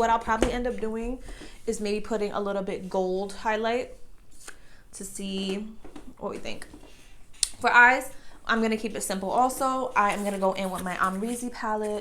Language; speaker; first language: English; native; English